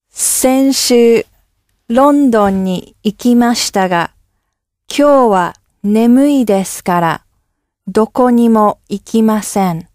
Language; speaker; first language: Japanese; non-native, learner; English